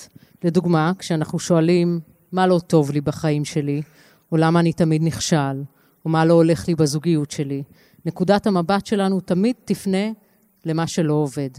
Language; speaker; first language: Hebrew; native; Hebrew